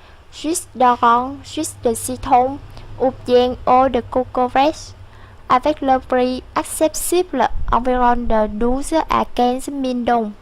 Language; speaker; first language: French; non-native, local second language; Vietnamese